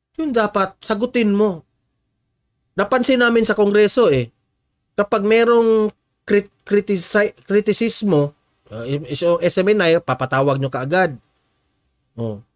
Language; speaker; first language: Filipino; non-native, local second language; Cebuano